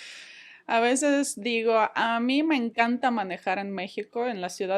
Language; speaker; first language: Spanish; non-native, fluent; Ukrainian